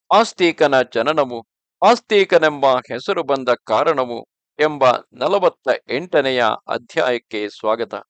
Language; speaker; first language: Kannada; native; Kannada